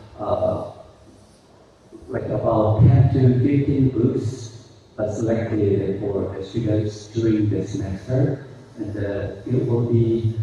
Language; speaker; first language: English; non-native, fluent; Korean